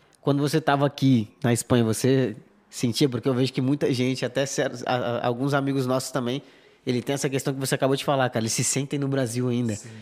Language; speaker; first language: Portuguese; native; Portuguese